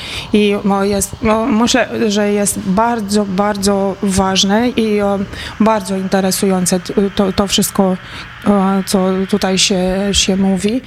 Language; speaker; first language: Polish; non-native, fluent; Romanian